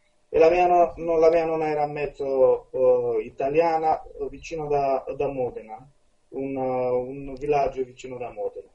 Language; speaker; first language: Italian; non-native, fluent; Romanian